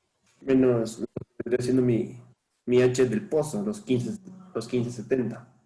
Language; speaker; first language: Spanish; native; Spanish